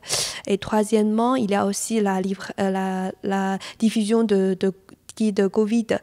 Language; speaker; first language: French; non-native, fluent; Chinese